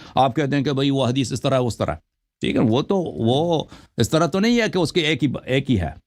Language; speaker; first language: Urdu; non-native, fluent; Persian